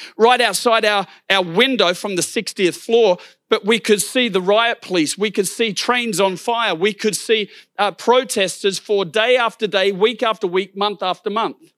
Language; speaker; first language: English; native; English